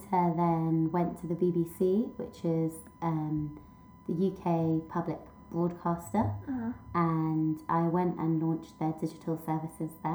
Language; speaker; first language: English; native; English